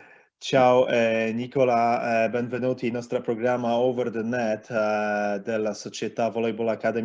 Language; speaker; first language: Italian; non-native, learner; Polish